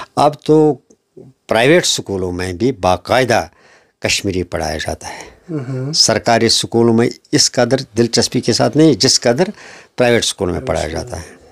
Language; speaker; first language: Hindi; non-native, local second language; Kashmiri